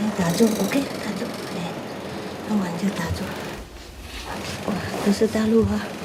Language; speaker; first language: Chinese; non-native, fluent; Vietnamese